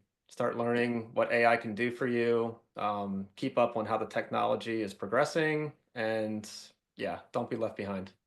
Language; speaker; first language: English; native; English